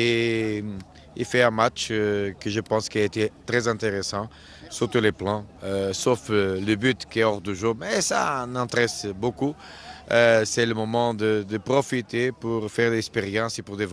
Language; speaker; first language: French; non-native, fluent; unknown